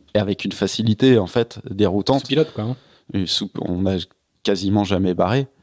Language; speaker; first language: French; native; French